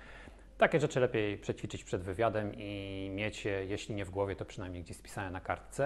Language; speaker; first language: Polish; native; Polish